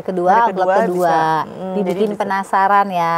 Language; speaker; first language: Indonesian; native; Indonesian